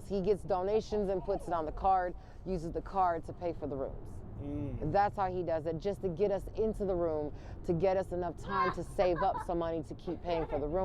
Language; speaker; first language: English; native; English